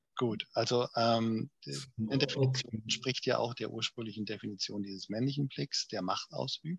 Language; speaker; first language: German; native; German